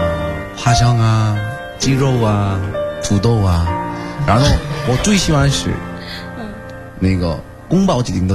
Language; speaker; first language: Chinese; non-native, learner; Korean